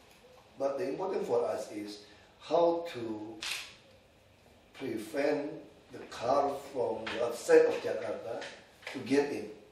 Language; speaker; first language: English; non-native, learner; Indonesian